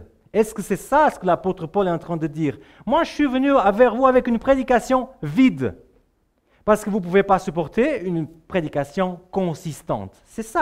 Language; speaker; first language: French; native; French